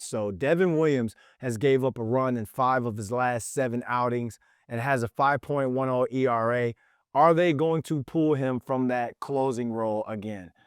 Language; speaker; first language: English; native; English